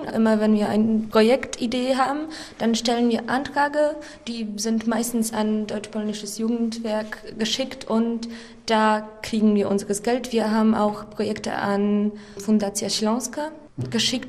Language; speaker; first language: German; non-native, local second language; Polish